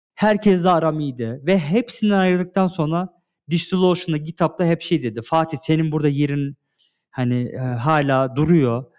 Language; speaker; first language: Turkish; early bilingual, heritage; Turkish